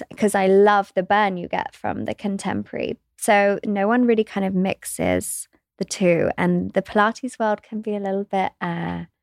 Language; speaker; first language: English; native; English